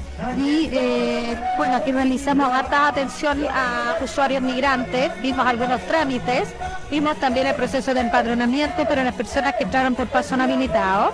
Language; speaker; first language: Spanish; native; Spanish